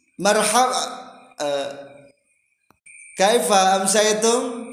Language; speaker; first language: Arabic; non-native, fluent; Indonesian